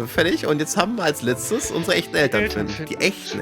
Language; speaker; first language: German; native; German